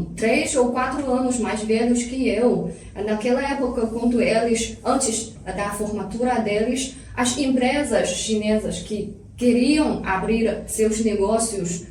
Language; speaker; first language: Portuguese; non-native, fluent; Chinese